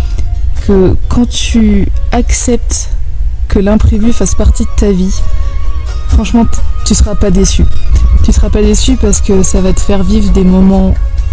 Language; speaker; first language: French; native; French